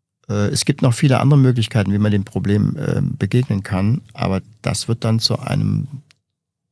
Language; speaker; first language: German; native; German